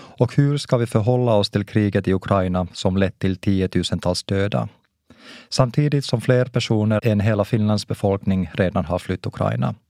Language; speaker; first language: Swedish; non-native, local second language; Finnish